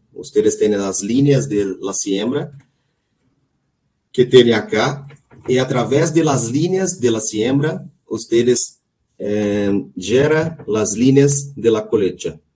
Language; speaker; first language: Spanish; non-native, learner; Portuguese